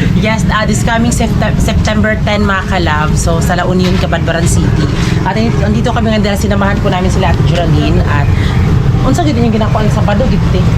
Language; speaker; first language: Filipino; non-native, local second language; Cebuano